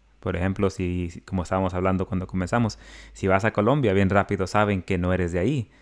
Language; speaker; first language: Spanish; early bilingual, other home language; English